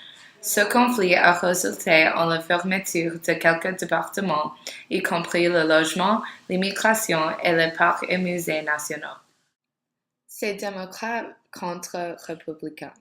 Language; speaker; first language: French; non-native, learner; English